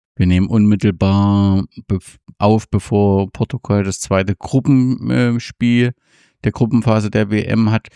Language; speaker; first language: German; native; German